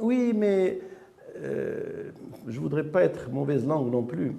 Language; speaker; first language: French; non-native, local second language; Arabic